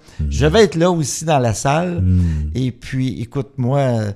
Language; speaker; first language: French; native; French